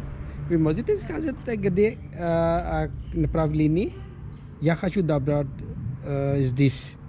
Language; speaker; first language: Russian; non-native, learner; Urdu